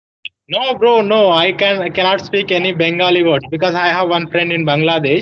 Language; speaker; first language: English; non-native, learner; Telugu